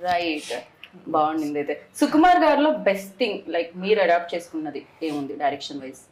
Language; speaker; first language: Telugu; native; Telugu